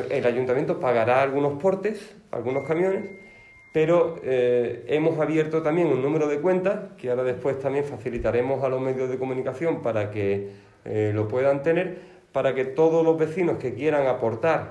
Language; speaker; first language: Spanish; native; Spanish